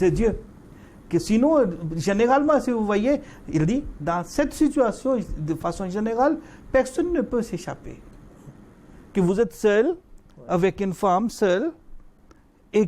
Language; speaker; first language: French; non-native, fluent; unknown